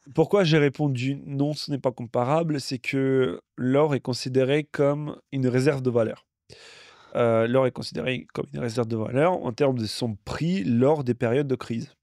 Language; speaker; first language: French; non-native, fluent; Russian